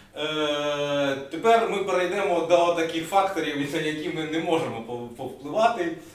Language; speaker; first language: Ukrainian; non-native, local second language; Russian